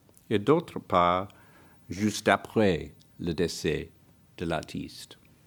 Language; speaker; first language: French; non-native, fluent; English